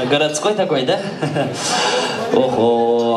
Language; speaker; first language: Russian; non-native, local second language; Kyrgyz